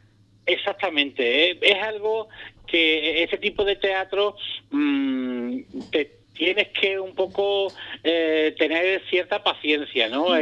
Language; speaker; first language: Spanish; native; Spanish